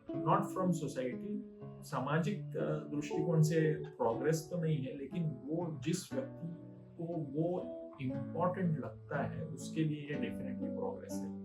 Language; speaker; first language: Hindi; non-native, local second language; Marathi